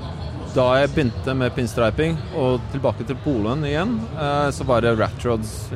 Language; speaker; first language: Norwegian; non-native, fluent; Polish